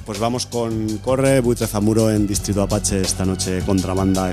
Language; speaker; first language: Spanish; native; Spanish